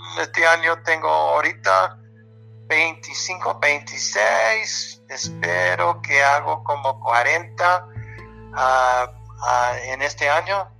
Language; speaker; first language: Spanish; early bilingual, heritage; Spanish